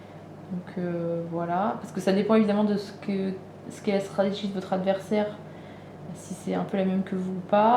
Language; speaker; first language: French; native; French